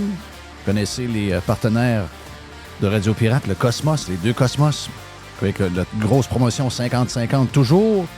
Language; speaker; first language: French; native; French